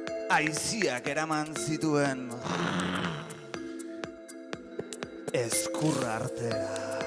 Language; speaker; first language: Basque; native; Basque